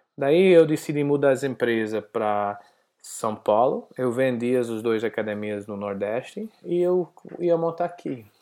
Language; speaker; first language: Portuguese; non-native, learner; English